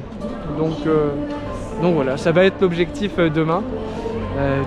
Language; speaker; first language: French; native; French